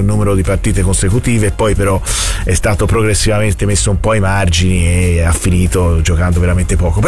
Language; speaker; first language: Italian; native; Italian